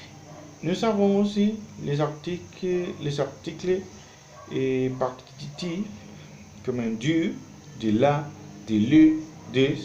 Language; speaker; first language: French; non-native, learner; Spanish